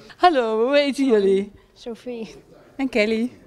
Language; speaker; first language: Dutch; native; Dutch